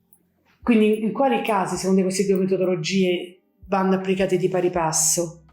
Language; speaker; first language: Italian; native; Italian